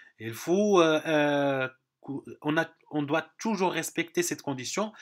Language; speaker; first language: French; non-native, local second language; Arabic